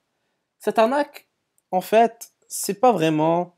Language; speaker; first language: French; native; French